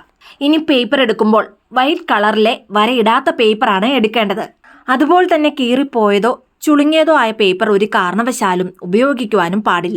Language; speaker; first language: Malayalam; native; Malayalam